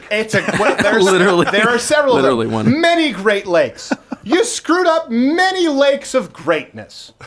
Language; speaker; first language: English; native; English